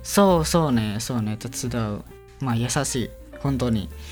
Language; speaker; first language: Japanese; non-native, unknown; Indonesian